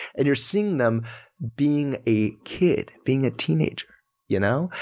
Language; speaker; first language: English; native; English